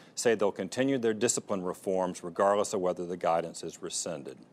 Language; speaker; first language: English; native; English